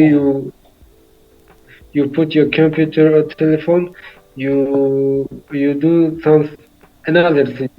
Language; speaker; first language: English; non-native, learner; Tajik